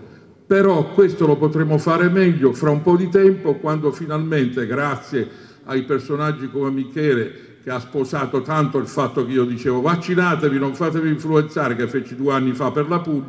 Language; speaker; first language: Italian; native; Italian